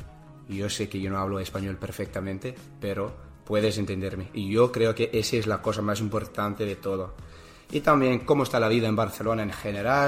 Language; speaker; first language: Spanish; non-native, learner; English